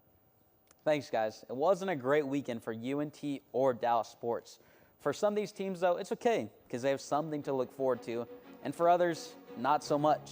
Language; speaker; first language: English; native; English